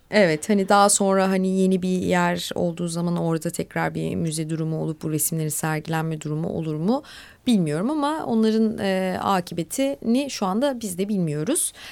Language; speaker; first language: Turkish; native; Turkish